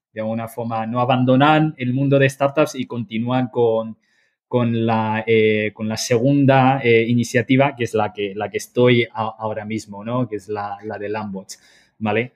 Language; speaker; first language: Spanish; non-native, fluent; Chinese